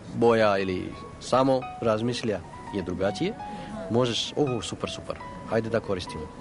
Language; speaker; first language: Croatian; non-native, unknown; Gujarati